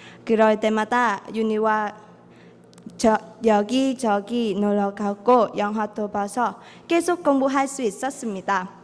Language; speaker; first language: Korean; non-native, fluent; Vietnamese